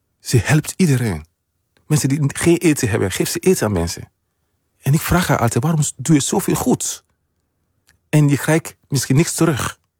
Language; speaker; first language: Dutch; non-native, fluent; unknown